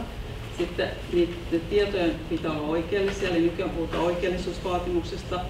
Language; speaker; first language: Finnish; native; Finnish